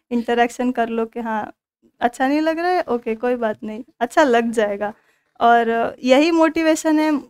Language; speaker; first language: Hindi; non-native, local second language; Marathi